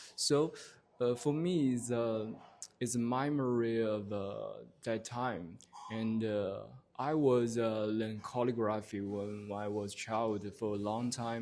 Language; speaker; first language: English; non-native, learner; Chinese